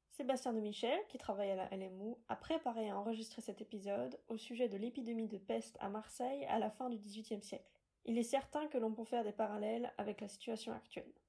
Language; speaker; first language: French; non-native, fluent; German